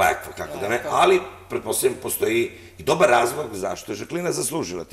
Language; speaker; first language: Serbian; native; Serbian